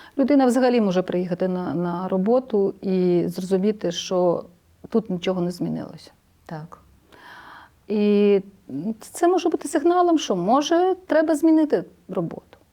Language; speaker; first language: Ukrainian; native; Ukrainian